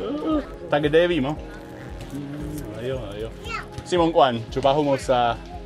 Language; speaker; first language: Cebuano; non-native, learner; English